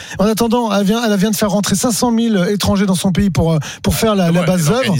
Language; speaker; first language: French; native; French